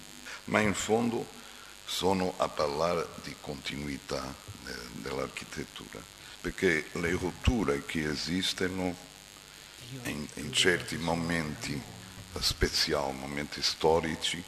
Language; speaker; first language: Italian; non-native, fluent; Portuguese